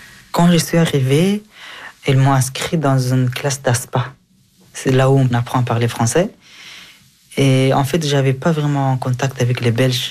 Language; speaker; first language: French; early bilingual, other home language; Persian